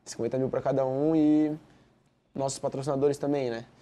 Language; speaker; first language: Portuguese; native; Portuguese